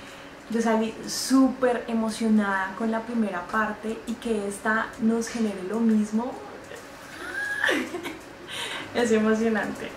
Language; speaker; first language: Spanish; native; Spanish